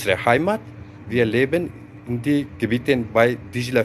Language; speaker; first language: German; non-native, learner; Zaza